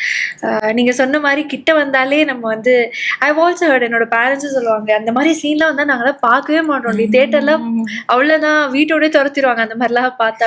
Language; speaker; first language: Tamil; native; Tamil